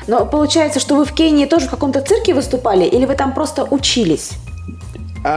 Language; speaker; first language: Russian; native; Russian